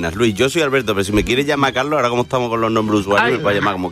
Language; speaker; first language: Spanish; native; Spanish